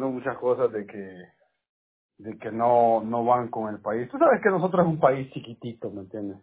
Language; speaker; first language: Spanish; native; Spanish